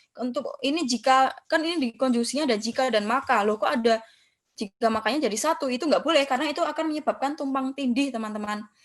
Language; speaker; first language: Indonesian; non-native, local second language; Javanese